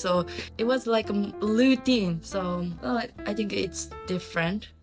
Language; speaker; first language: English; non-native, learner; Japanese